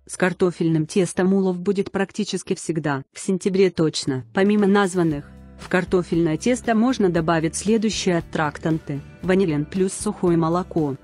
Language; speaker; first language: Russian; native; Russian